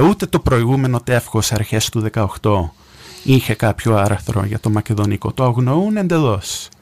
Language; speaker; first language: Greek; early bilingual, heritage; Greek